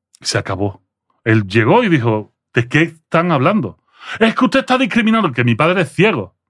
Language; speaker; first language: Spanish; early bilingual, other home language; French